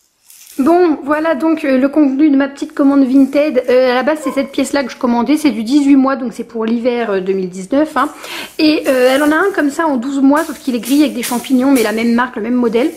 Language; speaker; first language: French; native; French